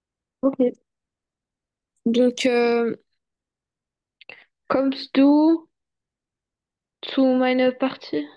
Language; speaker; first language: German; non-native, learner; French